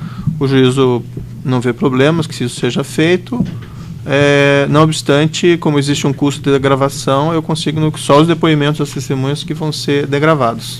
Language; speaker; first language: Portuguese; native; Portuguese